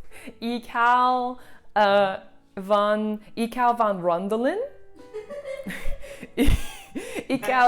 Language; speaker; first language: Dutch; non-native, learner; English